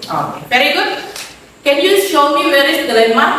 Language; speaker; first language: English; non-native, fluent; Indonesian